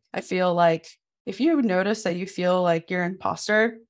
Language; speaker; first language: English; native; English